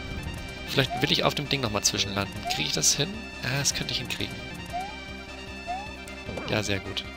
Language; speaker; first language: German; native; German